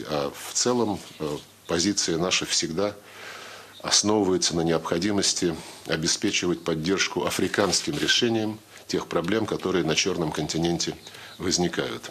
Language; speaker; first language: Russian; native; Russian